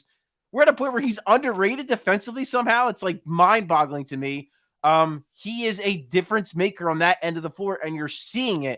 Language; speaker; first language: English; native; English